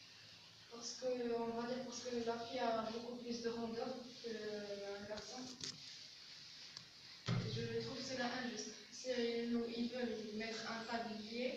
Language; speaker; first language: French; non-native, local second language; Arabic